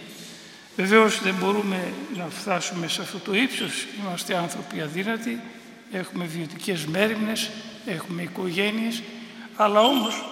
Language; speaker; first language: Greek; native; Greek